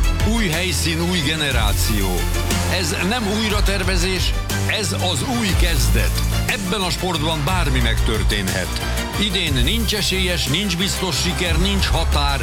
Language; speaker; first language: Hungarian; native; Hungarian